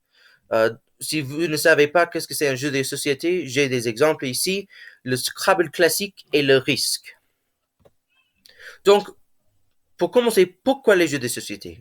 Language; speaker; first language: French; non-native, learner; English